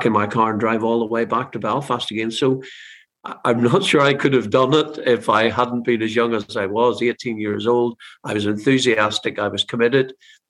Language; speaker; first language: English; native; English